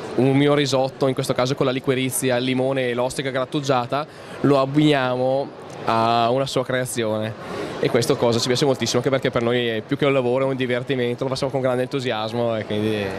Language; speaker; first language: Italian; native; Italian